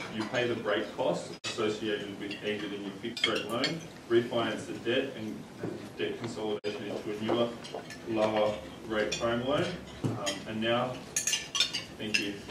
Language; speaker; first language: English; native; English